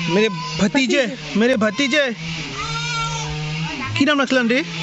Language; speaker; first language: Hindi; non-native, local second language; Assamese